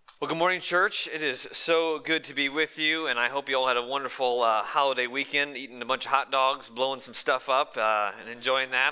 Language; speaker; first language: English; native; English